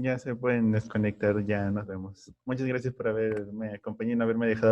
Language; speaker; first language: Spanish; native; Spanish